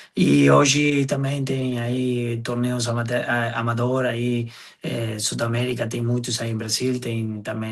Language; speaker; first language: Portuguese; non-native, fluent; Spanish